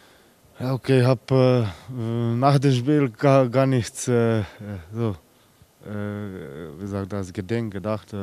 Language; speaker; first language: German; non-native, fluent; Slovenian